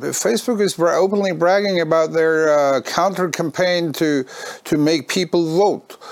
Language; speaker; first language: English; non-native, fluent; Norwegian